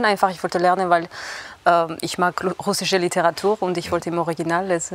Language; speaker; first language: German; non-native, fluent; Georgian